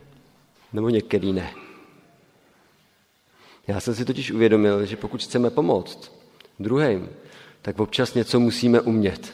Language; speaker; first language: Czech; native; Czech